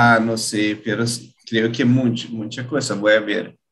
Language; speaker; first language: Spanish; non-native, learner; Portuguese